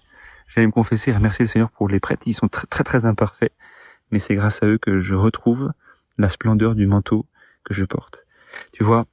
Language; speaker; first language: French; native; French